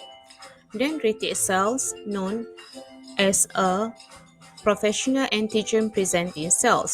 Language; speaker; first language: English; non-native, fluent; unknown